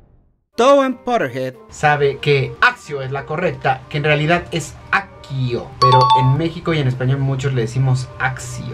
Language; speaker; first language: Spanish; native; Spanish